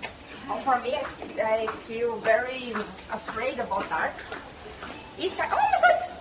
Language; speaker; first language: English; non-native, fluent; Portuguese